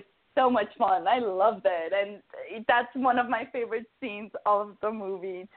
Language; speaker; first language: English; non-native, fluent; Swiss German